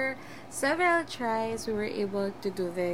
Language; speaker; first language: English; non-native, local second language; Filipino